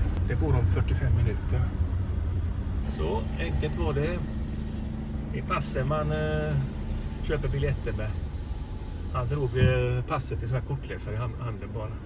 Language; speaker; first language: Swedish; native; Swedish